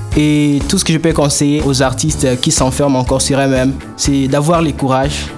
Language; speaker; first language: French; non-native, local second language; Swahili